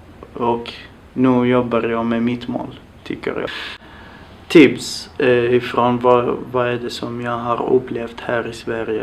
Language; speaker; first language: Swedish; non-native, fluent; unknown